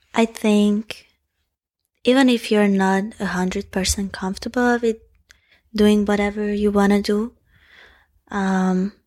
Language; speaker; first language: English; non-native, fluent; Hungarian